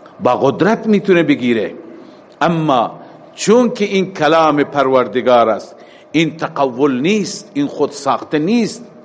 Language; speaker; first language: Persian; native; Persian